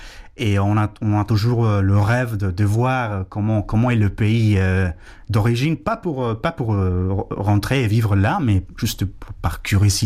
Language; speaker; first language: French; non-native, fluent; Spanish